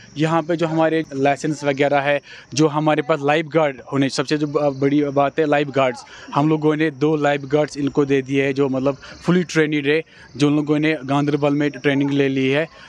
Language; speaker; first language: Hindi; non-native, local second language; Kashmiri